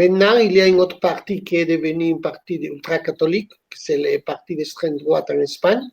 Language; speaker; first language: French; non-native, fluent; Spanish